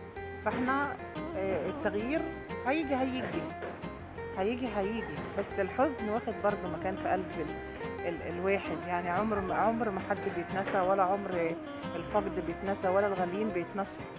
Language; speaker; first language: Arabic; native; Arabic